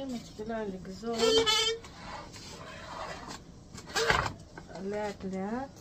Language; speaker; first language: Hebrew; non-native, fluent; Russian